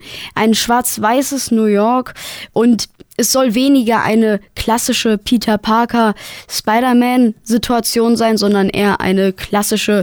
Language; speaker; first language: German; native; German